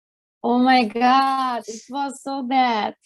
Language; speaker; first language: English; non-native, learner; Turkish